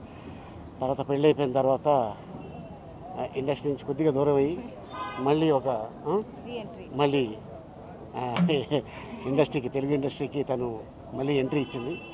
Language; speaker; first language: Telugu; native; Telugu